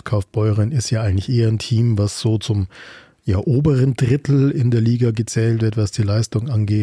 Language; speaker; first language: German; native; German